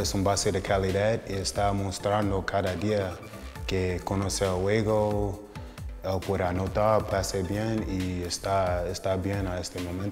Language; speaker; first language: Spanish; non-native, fluent; English